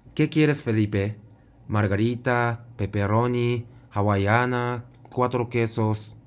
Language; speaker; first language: Spanish; non-native, fluent; Japanese